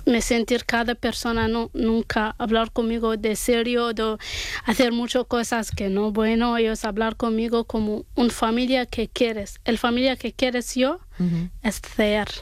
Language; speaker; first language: Spanish; non-native, learner; Arabic